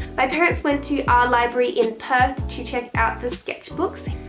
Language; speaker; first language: English; native; English